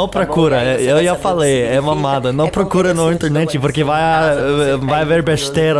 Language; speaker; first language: Portuguese; non-native, fluent; English